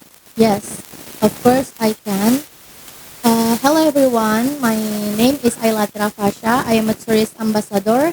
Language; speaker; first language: English; non-native, learner; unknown